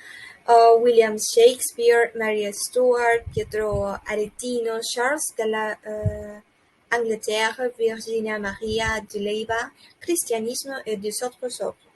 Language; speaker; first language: French; non-native, learner; Spanish